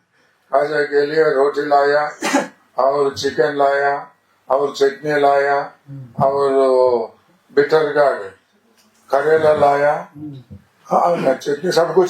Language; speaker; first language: Hindi; non-native, learner; Nepali